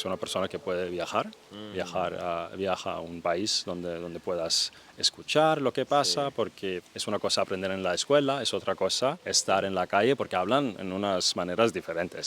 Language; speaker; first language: Spanish; non-native, fluent; Danish